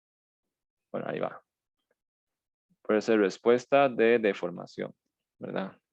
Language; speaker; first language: Spanish; native; Spanish